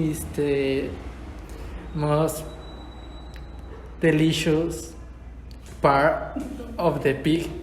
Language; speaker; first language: English; non-native, learner; Spanish